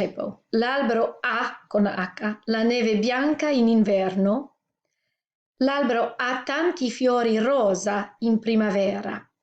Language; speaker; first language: Italian; non-native, fluent; English